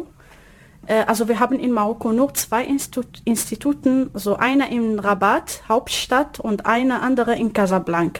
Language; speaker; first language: German; non-native, learner; Arabic